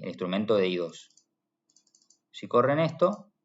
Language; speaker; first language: Spanish; native; Spanish